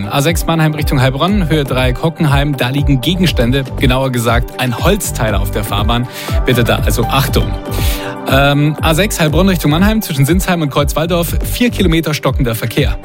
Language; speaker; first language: German; native; German